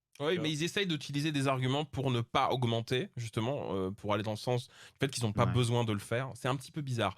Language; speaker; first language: French; native; French